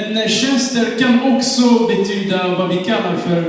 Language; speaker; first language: Swedish; non-native, fluent; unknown